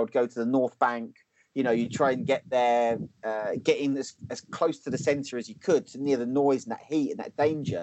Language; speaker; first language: English; native; English